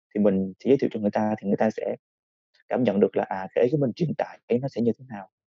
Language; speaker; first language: Vietnamese; native; Vietnamese